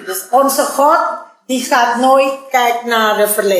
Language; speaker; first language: Dutch; non-native, learner; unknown